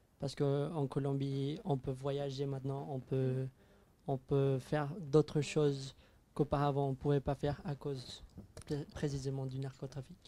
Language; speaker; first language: French; non-native, fluent; Spanish